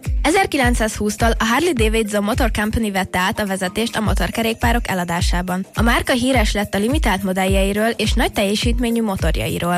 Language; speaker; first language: Hungarian; native; Hungarian